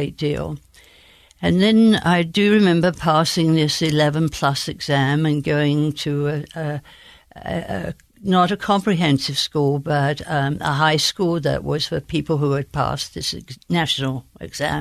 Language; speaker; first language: English; native; English